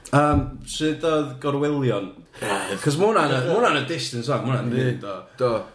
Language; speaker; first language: Welsh; native; Welsh